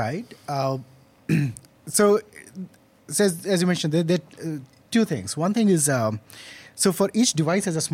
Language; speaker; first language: English; non-native, local second language; Hindi